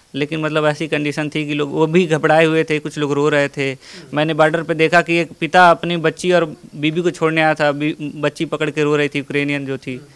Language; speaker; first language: Hindi; native; Hindi